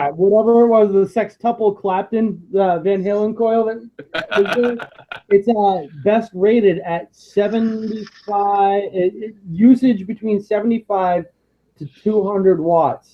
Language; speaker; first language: English; native; English